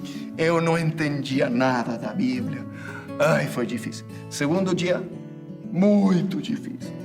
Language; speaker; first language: Portuguese; non-native, fluent; English